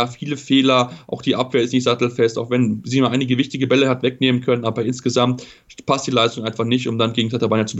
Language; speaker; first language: German; native; German